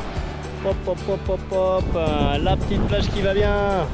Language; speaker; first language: French; native; French